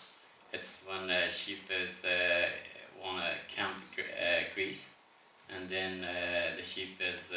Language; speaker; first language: English; non-native, learner; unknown